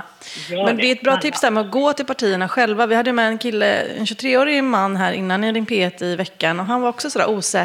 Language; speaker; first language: Swedish; native; Swedish